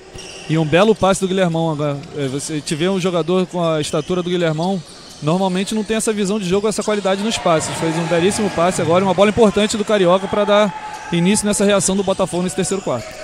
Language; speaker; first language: Portuguese; native; Portuguese